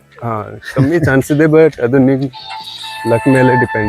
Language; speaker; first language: Kannada; non-native, local second language; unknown